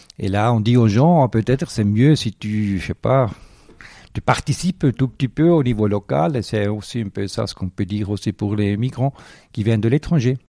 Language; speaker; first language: French; non-native, local second language; Swiss German